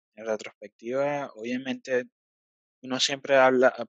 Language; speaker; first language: Spanish; native; Spanish